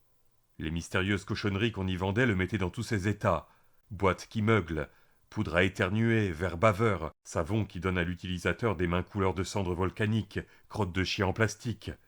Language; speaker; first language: French; native; French